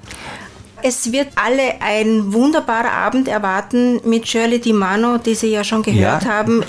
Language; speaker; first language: German; native; German